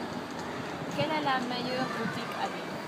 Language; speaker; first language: French; non-native, learner; Dutch